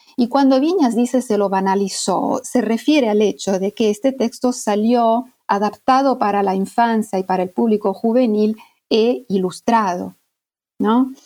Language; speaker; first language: Spanish; non-native, fluent; Italian